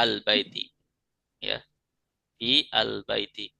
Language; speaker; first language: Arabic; non-native, fluent; Indonesian